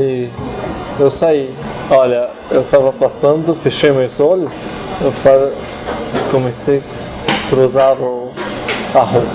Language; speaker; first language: Portuguese; non-native, fluent; Arabic